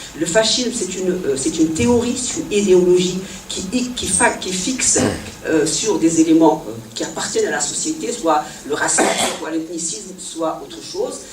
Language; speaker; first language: French; non-native, local second language; Arabic